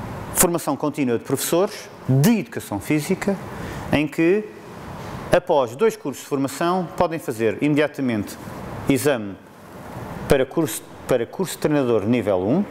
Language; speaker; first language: Portuguese; native; Portuguese